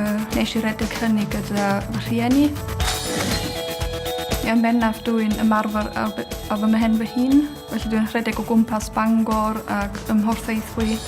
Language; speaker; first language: Welsh; non-native, fluent; German